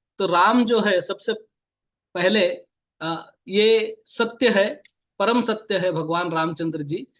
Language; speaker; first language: Hindi; native; Hindi